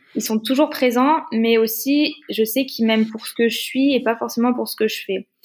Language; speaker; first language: French; native; French